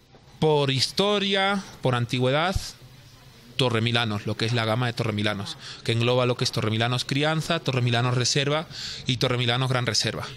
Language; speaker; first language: Spanish; native; Spanish